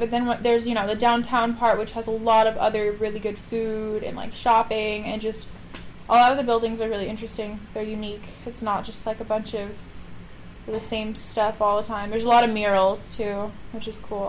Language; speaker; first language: English; native; English